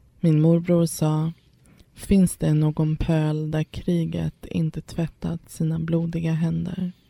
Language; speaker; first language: Swedish; early bilingual, other home language; Persian